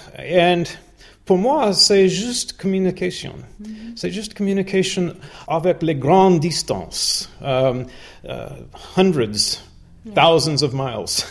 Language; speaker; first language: French; non-native, learner; English